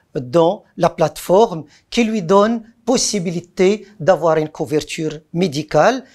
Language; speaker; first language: French; non-native, local second language; Arabic